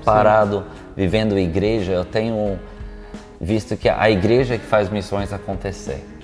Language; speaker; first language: Portuguese; non-native, local second language; English